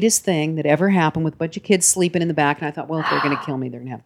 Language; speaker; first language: English; native; English